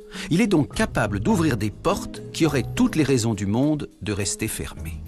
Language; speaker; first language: French; native; French